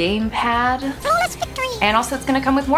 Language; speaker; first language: English; native; English